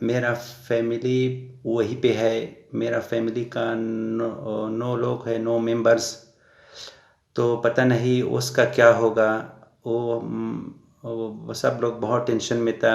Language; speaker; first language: Hindi; non-native, learner; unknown